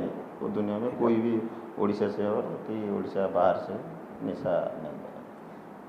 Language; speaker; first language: Hindi; non-native, local second language; Odia